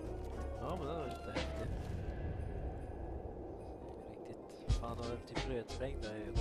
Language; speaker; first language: Swedish; native; Swedish